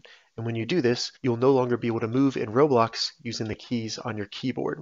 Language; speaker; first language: English; native; English